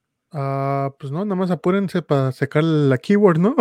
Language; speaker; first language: Spanish; early bilingual, other home language; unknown